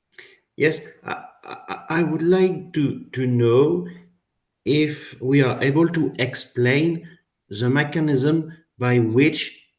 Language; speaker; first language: English; non-native, fluent; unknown